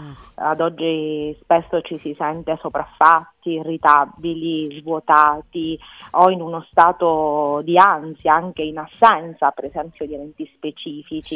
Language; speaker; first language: Italian; native; Italian